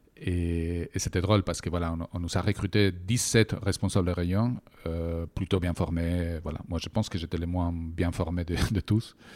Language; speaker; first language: French; non-native, fluent; Spanish